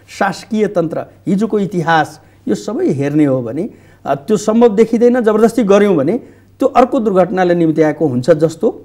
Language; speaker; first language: Nepali; non-native, local second language; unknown